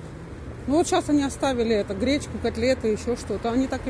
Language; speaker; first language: Russian; native; Russian